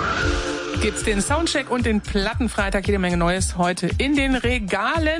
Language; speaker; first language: German; native; German